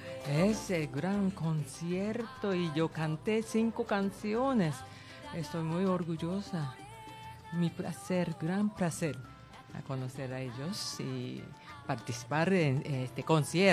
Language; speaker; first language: Spanish; non-native, learner; Japanese